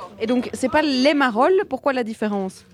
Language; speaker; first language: French; native; French